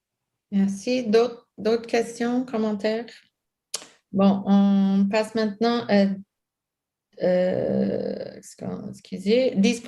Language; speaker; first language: French; non-native, local second language; English